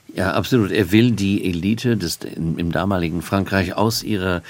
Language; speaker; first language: German; non-native, fluent; English